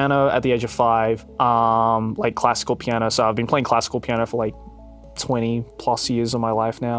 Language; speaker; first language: English; non-native, local second language; Japanese